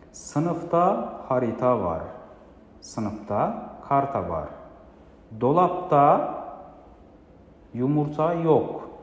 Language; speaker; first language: Turkish; non-native, fluent; Kazakh